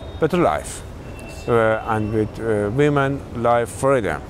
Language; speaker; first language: English; non-native, learner; Persian